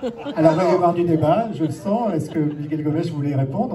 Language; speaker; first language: French; native; French